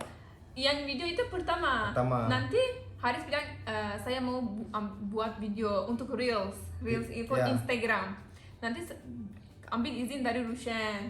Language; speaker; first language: Indonesian; non-native, learner; Turkish